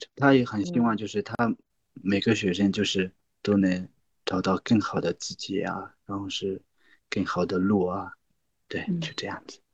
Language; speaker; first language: Chinese; non-native, local second language; Tibetan